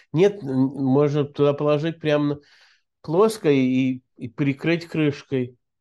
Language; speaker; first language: Russian; early bilingual, heritage; Russian